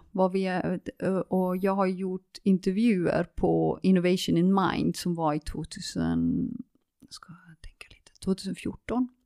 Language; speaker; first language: Swedish; non-native, fluent; Dutch